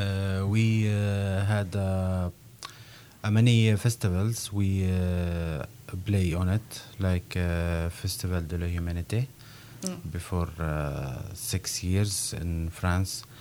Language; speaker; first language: English; non-native, learner; Arabic